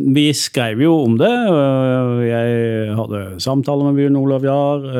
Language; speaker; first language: Norwegian; native; Norwegian